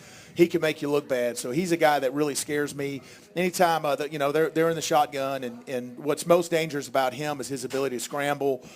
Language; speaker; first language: English; native; English